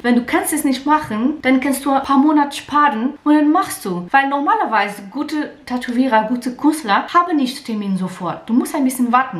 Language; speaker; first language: German; non-native, learner; Portuguese